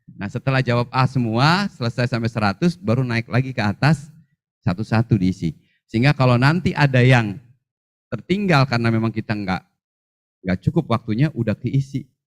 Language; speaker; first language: Indonesian; native; Indonesian